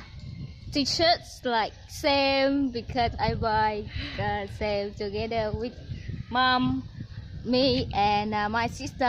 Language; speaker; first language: English; non-native, learner; Vietnamese